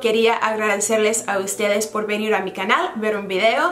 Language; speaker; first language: Spanish; non-native, fluent; English